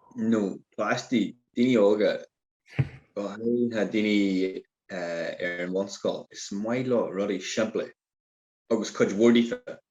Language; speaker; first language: Irish; non-native, local second language; English